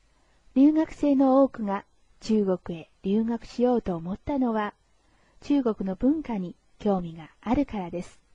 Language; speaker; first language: Japanese; non-native, fluent; Chinese